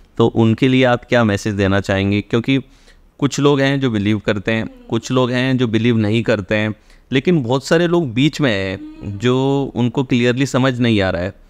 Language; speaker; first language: Hindi; native; Hindi